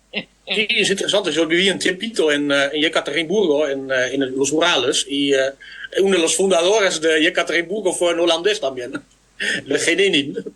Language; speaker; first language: Spanish; non-native, fluent; Dutch